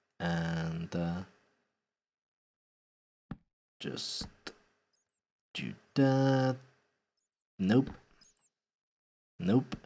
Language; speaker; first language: English; non-native, fluent; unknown